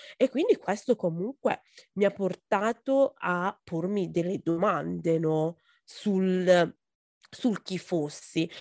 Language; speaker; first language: Italian; early bilingual, other home language; Akan